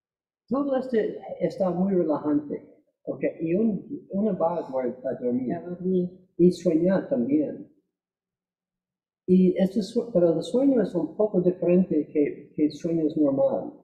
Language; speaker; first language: Spanish; non-native, fluent; English